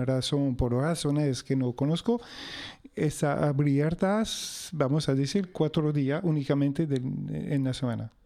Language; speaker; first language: Spanish; non-native, fluent; French